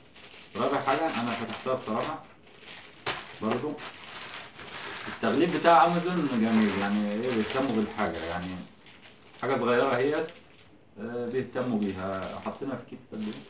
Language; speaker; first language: Arabic; native; Arabic